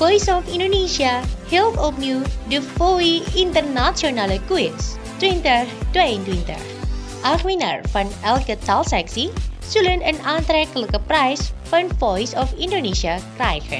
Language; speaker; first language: Dutch; non-native, fluent; Indonesian